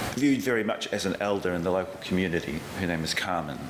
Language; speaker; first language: English; native; English